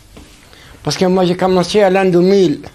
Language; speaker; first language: French; non-native, learner; Arabic